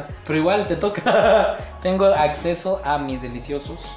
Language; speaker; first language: Spanish; native; Spanish